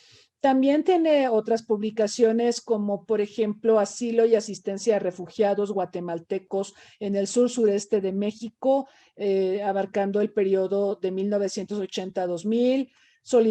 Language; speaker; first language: Spanish; native; Spanish